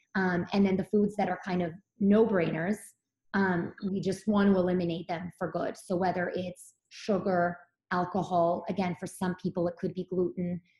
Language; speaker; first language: English; early bilingual, other home language; Serbian